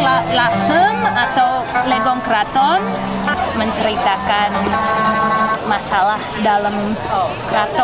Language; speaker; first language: Indonesian; non-native, fluent; English